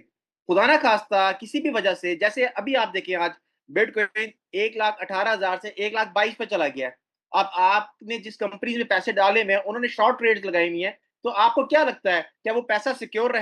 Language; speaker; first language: Hindi; native; Hindi